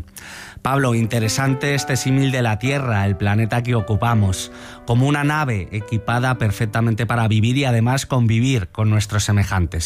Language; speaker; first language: Spanish; native; Spanish